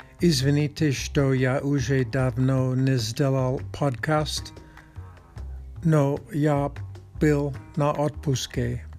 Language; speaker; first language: Russian; non-native, learner; Czech